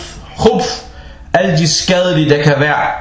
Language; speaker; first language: Danish; non-native, local second language; Arabic